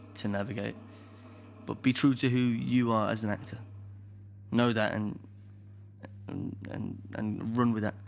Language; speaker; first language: English; native; English